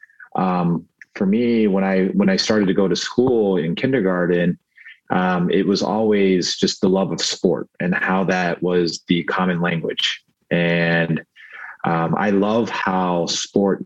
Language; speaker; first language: English; early bilingual, other home language; Korean